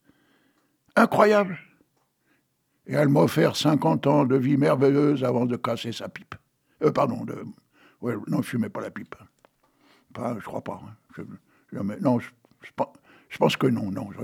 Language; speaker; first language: French; native; French